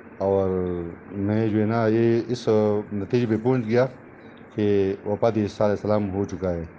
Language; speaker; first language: Urdu; non-native, local second language; Pashto